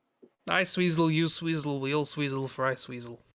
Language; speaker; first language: English; native; English